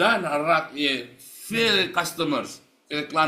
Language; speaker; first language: Dutch; non-native, learner; Indonesian